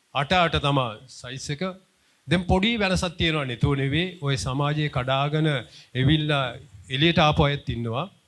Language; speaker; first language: Sinhala; non-native, local second language; Tamil